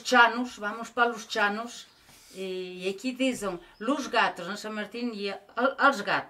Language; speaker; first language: Portuguese; non-native, local second language; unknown